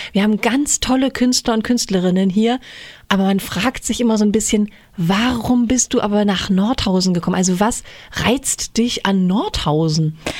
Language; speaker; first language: German; native; German